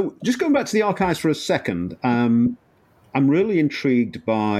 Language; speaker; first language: English; native; English